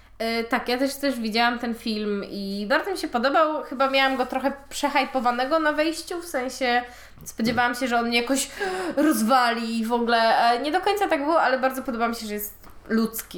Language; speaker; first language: Polish; native; Polish